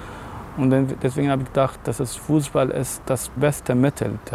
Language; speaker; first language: German; non-native, learner; Arabic